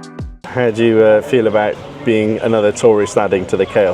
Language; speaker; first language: English; native; English